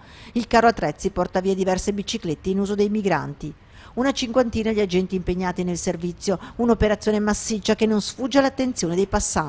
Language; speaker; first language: Italian; native; Italian